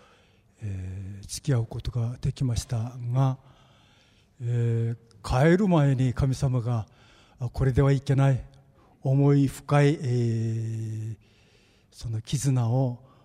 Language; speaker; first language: Japanese; non-native, fluent; Korean